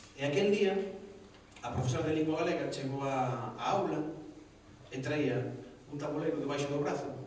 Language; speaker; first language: Galician; non-native, local second language; Spanish